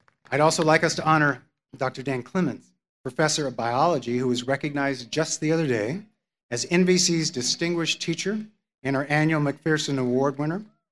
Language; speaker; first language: English; native; English